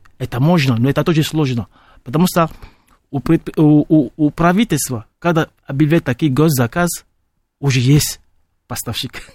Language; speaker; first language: Russian; non-native, fluent; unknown